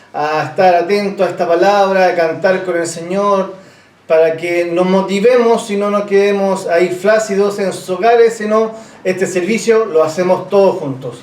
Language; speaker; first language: Spanish; native; Spanish